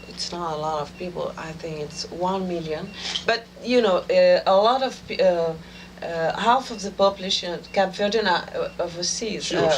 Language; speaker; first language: English; non-native, fluent; French